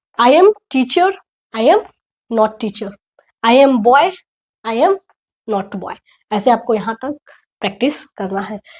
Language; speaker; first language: Hindi; native; Hindi